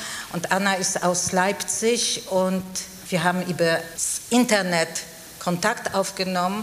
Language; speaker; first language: German; non-native, fluent; Polish